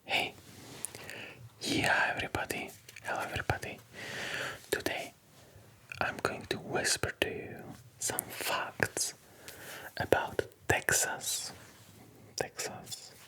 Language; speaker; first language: English; non-native, fluent; Polish